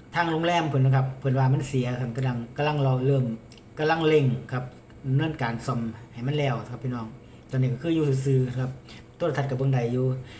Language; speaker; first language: Thai; native; Thai